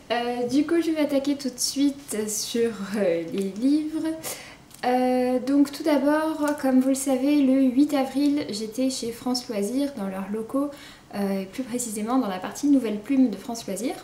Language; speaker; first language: French; native; French